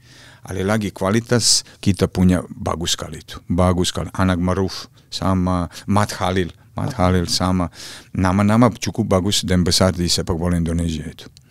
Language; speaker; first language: Indonesian; non-native, fluent; Serbian